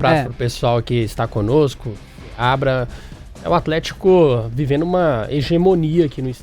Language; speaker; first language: Portuguese; native; Portuguese